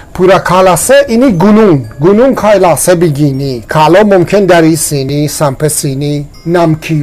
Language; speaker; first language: Indonesian; non-native, learner; Persian